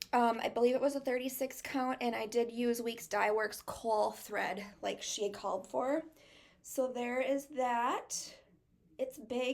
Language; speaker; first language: English; native; English